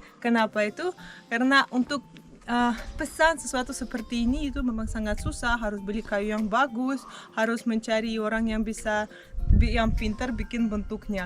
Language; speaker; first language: Indonesian; non-native, fluent; Russian